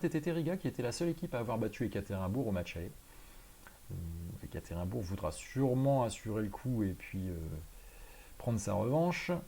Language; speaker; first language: French; native; French